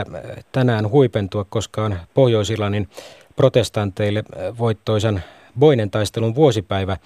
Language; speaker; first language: Finnish; native; Finnish